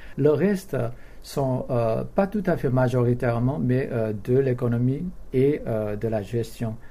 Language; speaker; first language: French; non-native, fluent; Korean